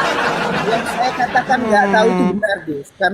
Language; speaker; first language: Indonesian; native; Indonesian